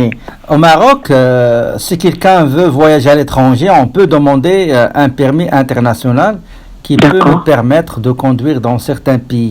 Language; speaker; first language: French; non-native, local second language; Arabic